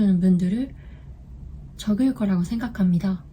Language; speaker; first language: Korean; non-native, learner; Japanese